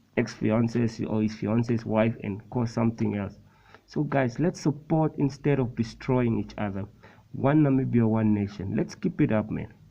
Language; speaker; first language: English; non-native, local second language; Afrikaans